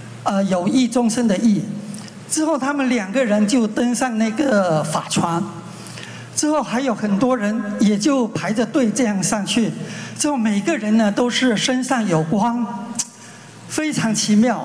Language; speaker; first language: Chinese; non-native, local second language; Min Nan Chinese